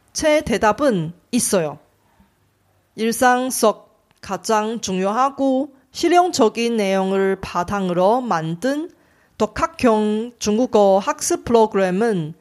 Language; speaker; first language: Korean; non-native, fluent; Chinese